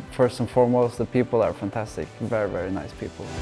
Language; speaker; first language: English; non-native, fluent; Norwegian